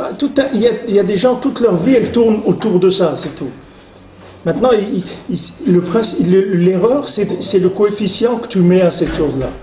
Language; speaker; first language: French; native; French